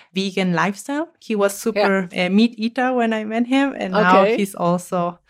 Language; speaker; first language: English; non-native, fluent; Spanish